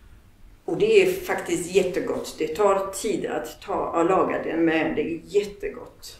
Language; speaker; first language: Swedish; non-native, fluent; Polish